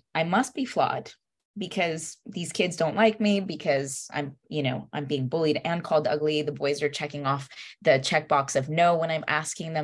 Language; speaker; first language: English; early bilingual, other home language; Spanish